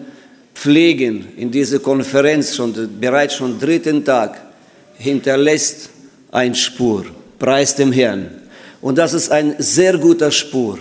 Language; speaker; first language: German; non-native, fluent; Russian